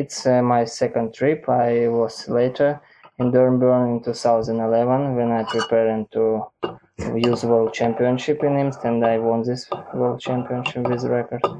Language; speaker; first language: English; non-native, learner; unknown